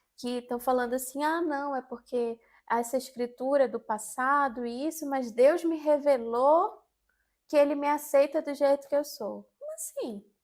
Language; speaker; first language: Portuguese; native; Portuguese